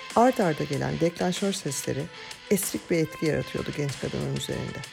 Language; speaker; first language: Turkish; native; Turkish